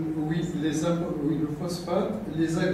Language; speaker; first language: French; non-native, local second language; Arabic